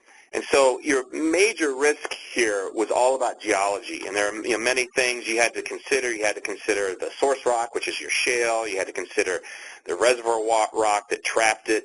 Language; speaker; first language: English; native; English